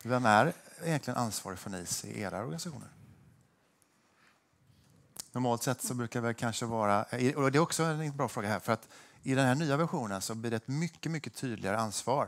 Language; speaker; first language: Swedish; native; Swedish